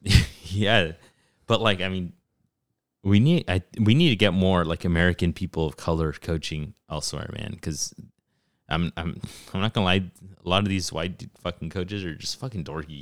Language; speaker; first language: English; early bilingual, other home language; Spanish